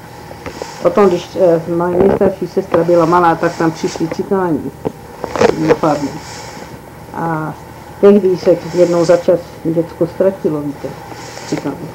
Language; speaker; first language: Czech; early bilingual, heritage; Czech